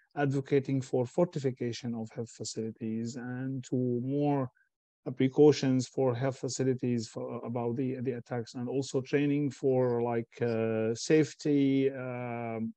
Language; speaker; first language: English; non-native, fluent; Arabic